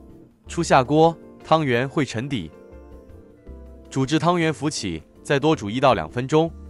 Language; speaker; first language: Chinese; native; Chinese